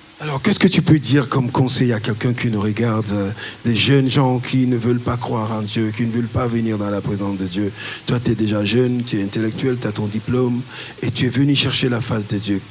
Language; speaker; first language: French; non-native, local second language; Lingala